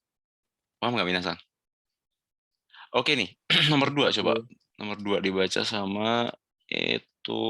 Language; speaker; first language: Indonesian; native; Indonesian